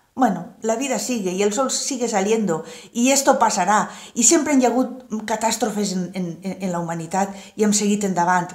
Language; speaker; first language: Spanish; non-native, local second language; Catalan